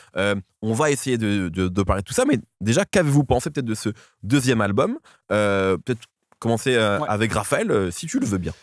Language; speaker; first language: French; native; French